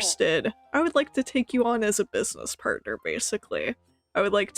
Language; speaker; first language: English; native; English